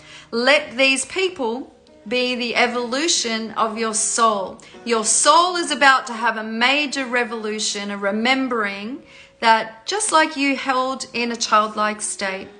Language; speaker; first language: English; native; English